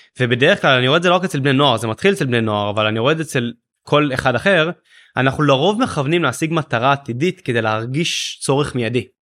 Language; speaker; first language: Hebrew; native; Hebrew